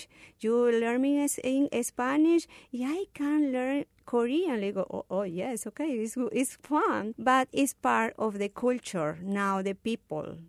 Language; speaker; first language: English; non-native, learner; Spanish